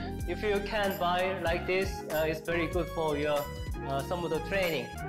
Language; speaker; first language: English; non-native, learner; Korean